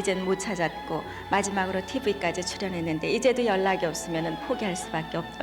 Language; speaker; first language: Korean; native; Korean